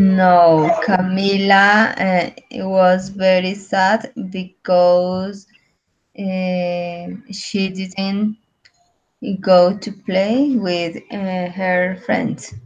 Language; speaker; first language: English; non-native, learner; Spanish